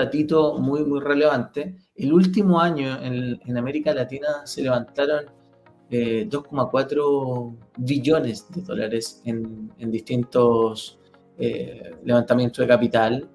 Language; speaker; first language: Spanish; native; Spanish